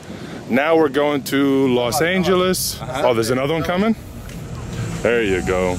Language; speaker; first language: English; native; English